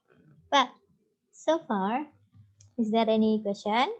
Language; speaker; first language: English; non-native, fluent; Indonesian